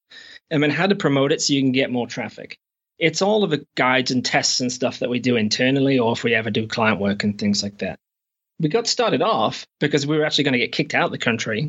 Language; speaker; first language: English; native; English